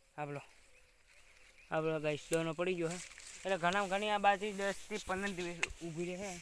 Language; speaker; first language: Gujarati; native; Gujarati